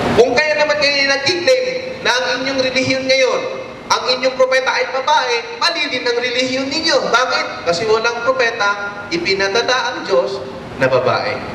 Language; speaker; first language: Filipino; non-native, local second language; Waray